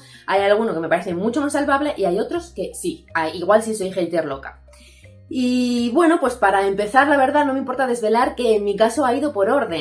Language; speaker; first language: Spanish; native; Spanish